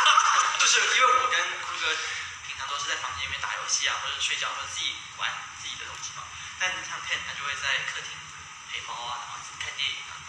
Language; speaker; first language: Chinese; native; Chinese